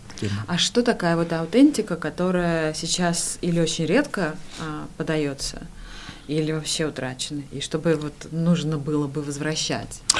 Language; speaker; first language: Russian; non-native, fluent; Georgian